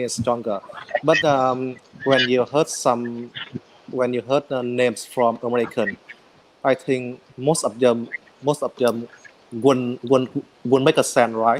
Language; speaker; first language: English; non-native, learner; Vietnamese